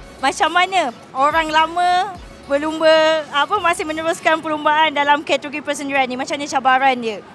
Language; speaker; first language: Malay; native; Malay